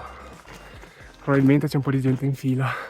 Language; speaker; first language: Italian; native; Italian